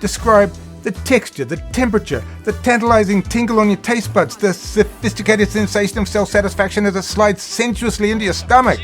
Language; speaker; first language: English; native; English